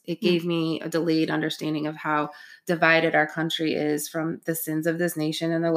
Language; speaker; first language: English; native; English